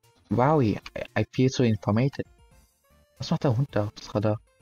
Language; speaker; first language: German; native; German